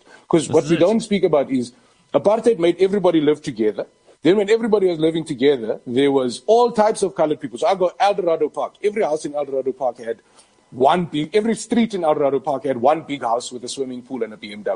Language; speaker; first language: English; native; English